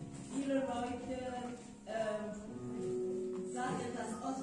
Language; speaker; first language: German; non-native, fluent; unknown